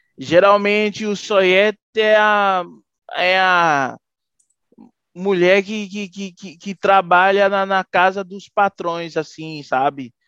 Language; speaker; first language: Portuguese; non-native, fluent; Haitian Creole